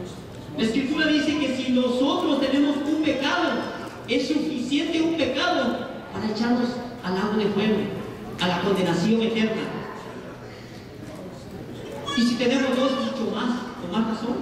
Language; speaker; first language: Spanish; native; Spanish